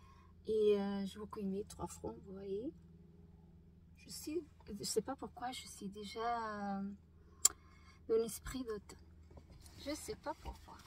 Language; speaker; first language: French; non-native, fluent; Portuguese